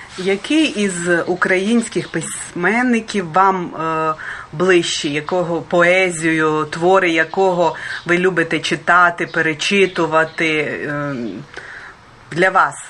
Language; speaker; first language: Ukrainian; early bilingual, heritage; Ukrainian